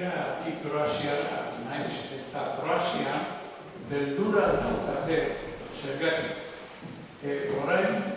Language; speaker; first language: Basque; non-native, learner; Croatian